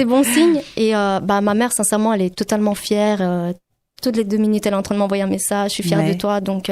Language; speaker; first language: French; native; French